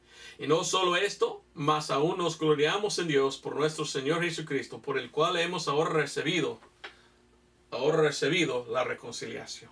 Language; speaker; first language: Spanish; non-native, fluent; English